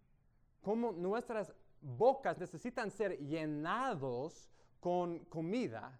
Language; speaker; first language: Spanish; non-native, fluent; English